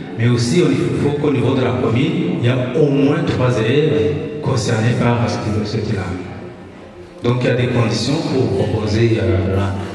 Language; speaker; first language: French; non-native, local second language; Kinyarwanda